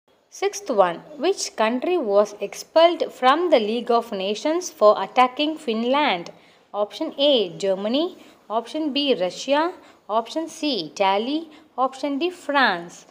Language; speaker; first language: English; non-native, local second language; Tamil